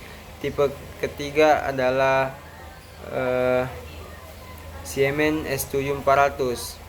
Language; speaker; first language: Indonesian; native; Indonesian